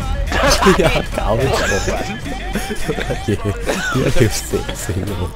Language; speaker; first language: Chinese; native; Chinese